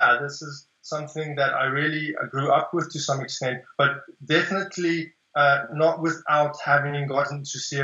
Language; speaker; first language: English; native; English